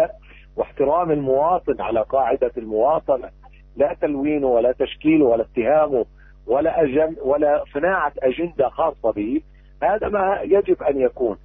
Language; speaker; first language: Arabic; native; Arabic